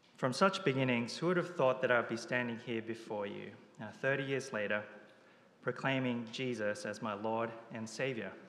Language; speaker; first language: English; early bilingual, other home language; Japanese